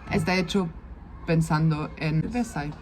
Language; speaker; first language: Spanish; non-native, fluent; German